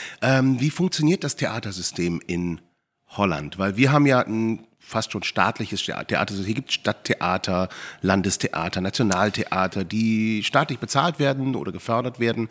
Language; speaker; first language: German; native; German